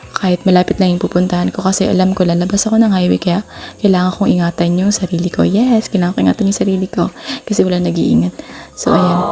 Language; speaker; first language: Filipino; non-native, local second language; Bikol